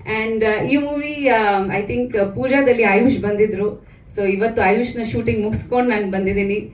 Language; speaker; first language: Kannada; non-native, fluent; Bangla